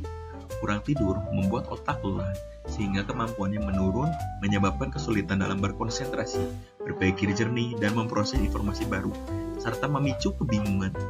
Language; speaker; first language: Indonesian; native; Indonesian